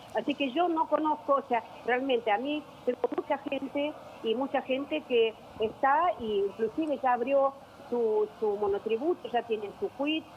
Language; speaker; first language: Spanish; non-native, fluent; Russian